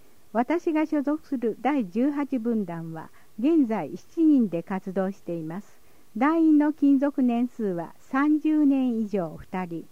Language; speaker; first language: Japanese; native; Japanese